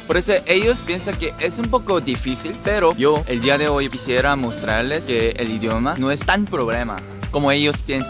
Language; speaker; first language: Spanish; non-native, learner; Korean